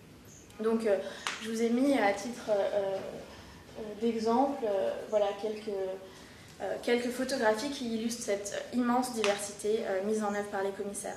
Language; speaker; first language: French; native; French